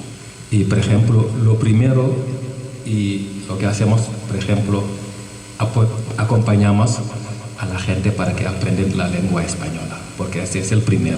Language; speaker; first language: Spanish; non-native, fluent; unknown